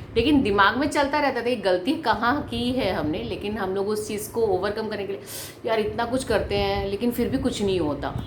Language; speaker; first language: Hindi; non-native, local second language; Malayalam